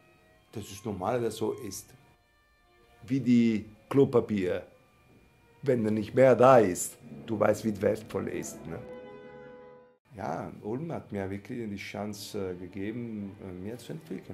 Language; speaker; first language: German; non-native, fluent; Italian